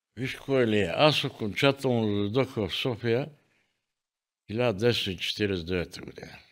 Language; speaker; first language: Bulgarian; native; Bulgarian